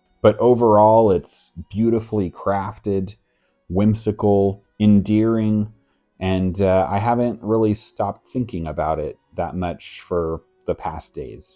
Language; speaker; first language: English; native; English